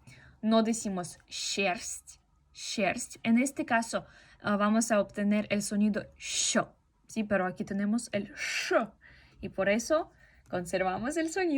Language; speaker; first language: Spanish; non-native, fluent; Russian